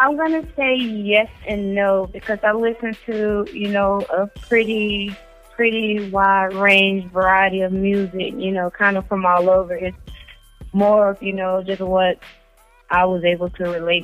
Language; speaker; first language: English; native; English